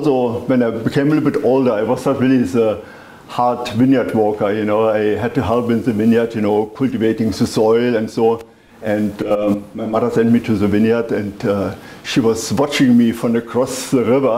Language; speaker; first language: English; non-native, fluent; German